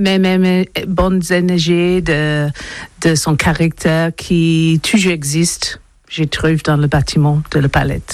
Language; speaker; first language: French; non-native, learner; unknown